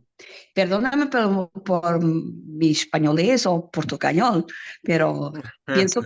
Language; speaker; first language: Spanish; non-native, learner; Portuguese